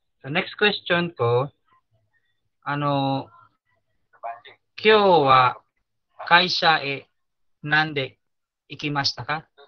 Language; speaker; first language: Japanese; non-native, fluent; Filipino